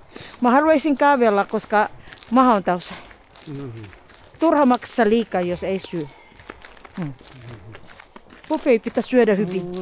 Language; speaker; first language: Finnish; non-native, learner; Filipino